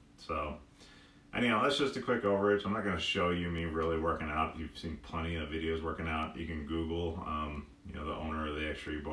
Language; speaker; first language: English; native; English